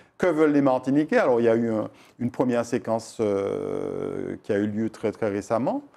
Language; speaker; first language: French; native; French